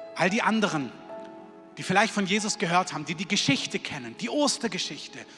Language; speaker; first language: German; native; German